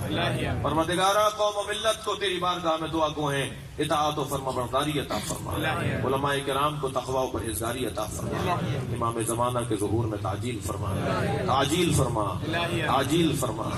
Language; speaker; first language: Urdu; native; Urdu